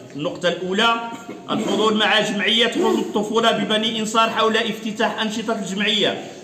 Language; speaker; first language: Arabic; non-native, local second language; Riffian